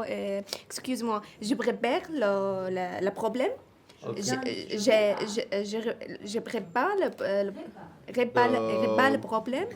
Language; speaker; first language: French; non-native, learner; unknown